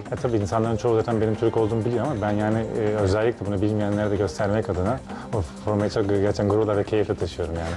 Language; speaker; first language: Turkish; early bilingual, heritage; Turkish